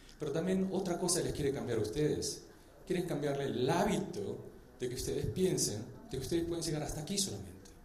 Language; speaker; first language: Spanish; early bilingual, other home language; Korean